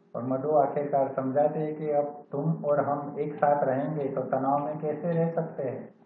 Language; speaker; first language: Hindi; non-native, local second language; Gujarati